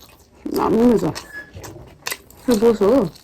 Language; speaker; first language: Korean; non-native, learner; Nepali